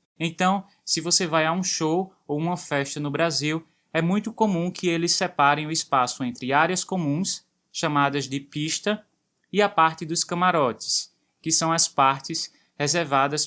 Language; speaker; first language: Portuguese; native; Portuguese